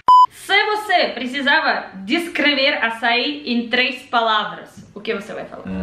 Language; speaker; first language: Portuguese; non-native, learner; Russian